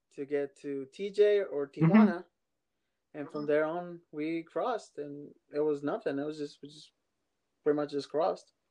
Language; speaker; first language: English; early bilingual, other home language; Spanish